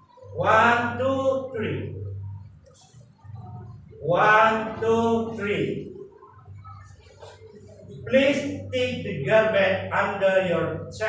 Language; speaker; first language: English; non-native, learner; Indonesian